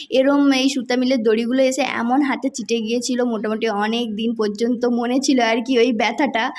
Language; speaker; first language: Bangla; non-native, local second language; Santali